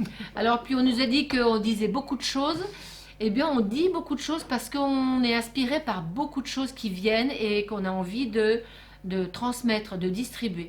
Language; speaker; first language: French; native; French